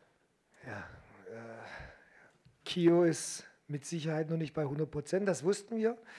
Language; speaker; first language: German; native; German